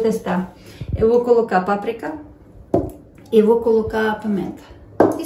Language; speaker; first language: Portuguese; non-native, fluent; Ukrainian